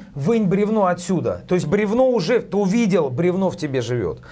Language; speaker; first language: Russian; native; Russian